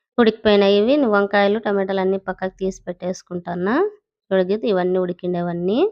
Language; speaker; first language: Telugu; native; Telugu